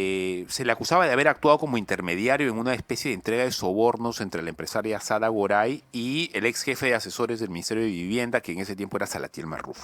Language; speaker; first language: Spanish; native; Spanish